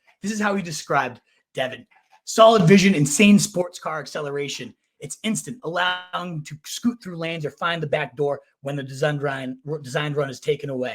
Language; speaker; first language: English; native; English